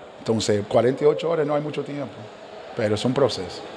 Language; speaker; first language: Spanish; non-native, learner; English